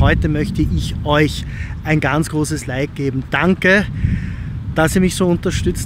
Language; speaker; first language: German; native; German